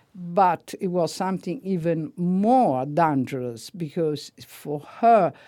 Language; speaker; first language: English; non-native, fluent; Italian